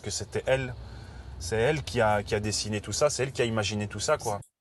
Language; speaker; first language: French; native; French